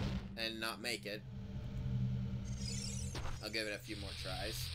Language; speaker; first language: English; native; English